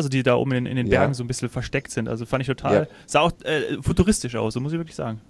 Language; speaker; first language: German; native; German